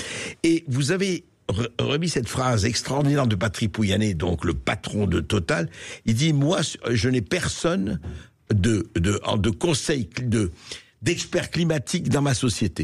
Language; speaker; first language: French; native; French